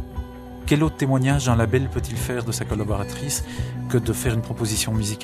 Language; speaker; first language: French; native; French